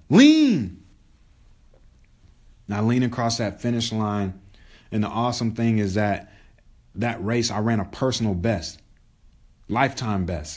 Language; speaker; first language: English; native; English